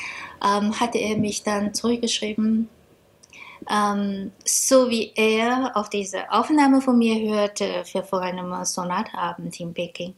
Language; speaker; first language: German; non-native, fluent; Chinese